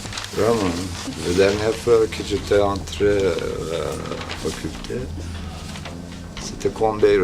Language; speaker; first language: French; non-native, learner; Turkish